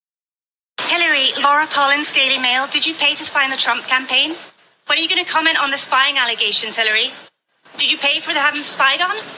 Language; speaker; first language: English; native; English